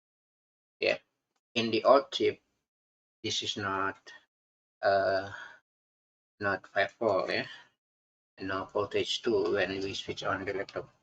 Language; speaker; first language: English; non-native, learner; Indonesian